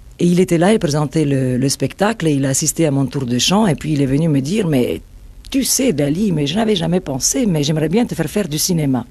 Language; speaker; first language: French; non-native, fluent; Italian